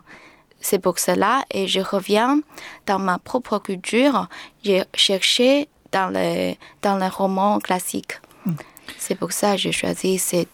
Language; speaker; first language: French; non-native, learner; Chinese